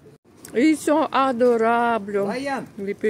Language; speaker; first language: French; non-native, fluent; Russian